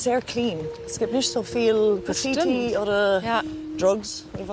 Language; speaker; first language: German; non-native, learner; English